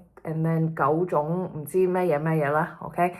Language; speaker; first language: Cantonese; early bilingual, heritage; Cantonese